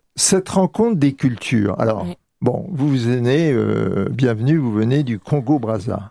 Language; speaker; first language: French; native; French